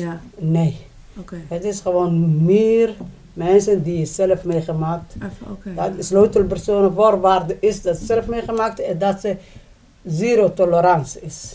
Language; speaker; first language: Dutch; non-native, learner; Somali